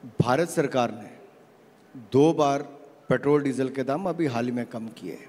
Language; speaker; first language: Hindi; native; Hindi